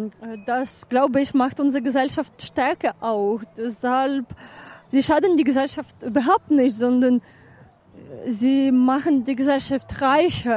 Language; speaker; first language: German; non-native, fluent; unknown